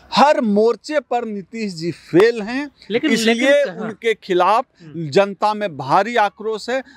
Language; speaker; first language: Hindi; native; Hindi